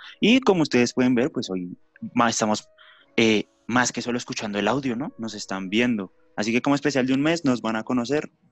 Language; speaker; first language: Spanish; native; Spanish